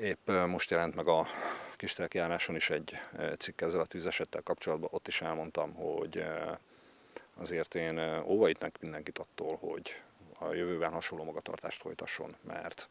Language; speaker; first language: Hungarian; native; Hungarian